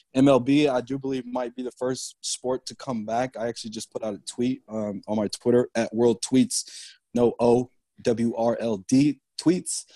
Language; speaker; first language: English; native; English